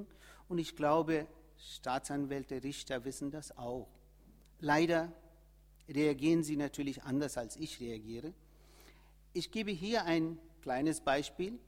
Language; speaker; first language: German; non-native, fluent; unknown